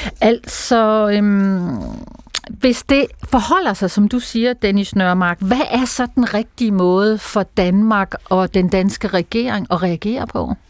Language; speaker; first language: Danish; native; Danish